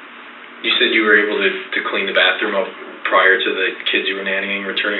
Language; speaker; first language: English; native; English